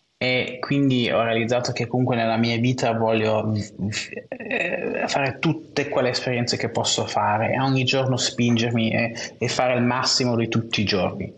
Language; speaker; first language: Italian; non-native, local second language; German